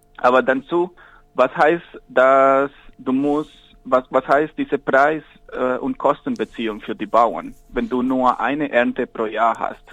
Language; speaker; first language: German; non-native, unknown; Spanish